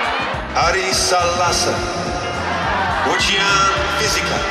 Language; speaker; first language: Indonesian; non-native, learner; English